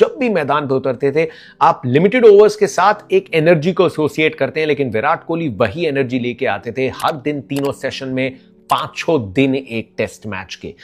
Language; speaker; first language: Hindi; native; Hindi